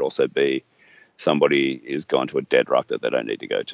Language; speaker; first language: English; native; English